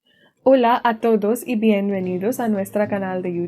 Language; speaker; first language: Spanish; non-native, learner; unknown